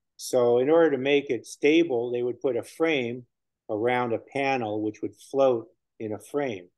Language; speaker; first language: English; native; English